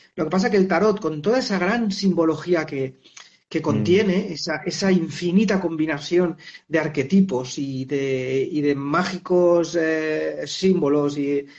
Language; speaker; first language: Spanish; native; Spanish